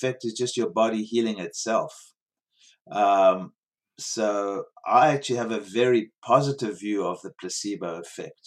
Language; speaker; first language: English; native; English